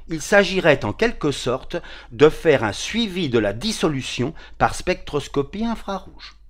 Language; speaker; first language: French; native; French